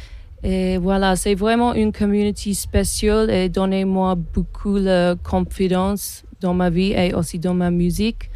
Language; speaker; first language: French; non-native, learner; English